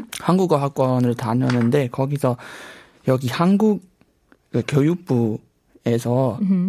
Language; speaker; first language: Korean; non-native, fluent; Burmese